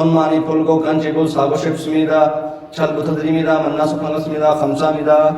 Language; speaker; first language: Korean; non-native, learner; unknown